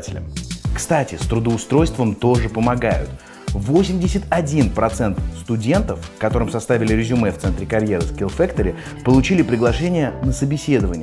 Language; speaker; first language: Russian; native; Russian